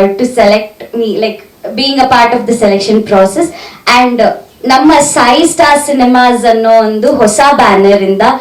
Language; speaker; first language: Kannada; native; Kannada